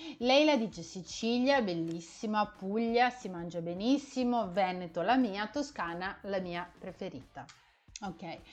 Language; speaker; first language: Italian; native; Italian